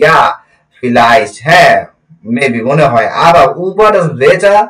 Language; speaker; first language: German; non-native, learner; Bangla